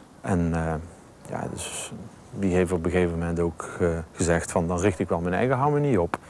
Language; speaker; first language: Dutch; native; Dutch